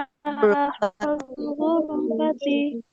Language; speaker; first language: Arabic; non-native, learner; Bangla